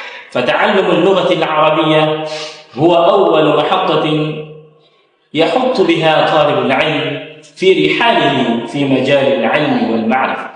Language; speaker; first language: Arabic; non-native, fluent; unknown